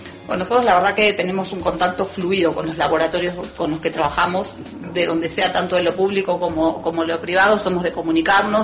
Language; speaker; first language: Spanish; native; Spanish